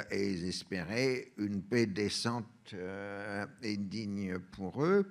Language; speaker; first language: French; native; French